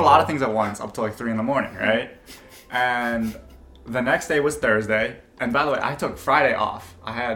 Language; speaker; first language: English; native; English